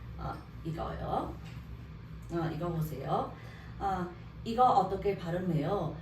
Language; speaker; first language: Korean; non-native, learner; Vietnamese